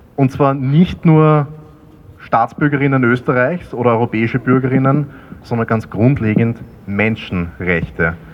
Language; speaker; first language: German; native; German